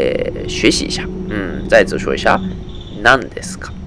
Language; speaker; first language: Chinese; non-native, fluent; Japanese